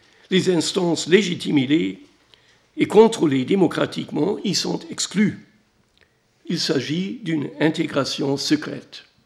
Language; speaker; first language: French; non-native, fluent; German